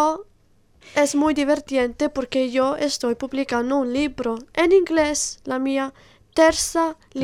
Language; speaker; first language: Spanish; non-native, learner; Italian